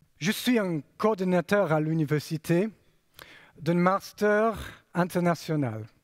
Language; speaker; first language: French; non-native, fluent; English